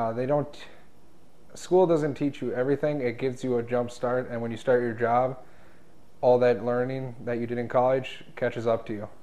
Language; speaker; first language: English; native; English